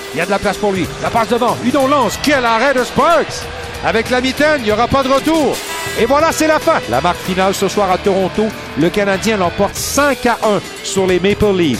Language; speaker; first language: French; native; French